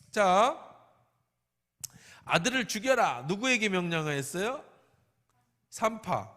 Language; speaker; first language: Korean; native; Korean